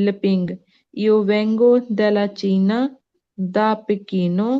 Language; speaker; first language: Italian; non-native, learner; Punjabi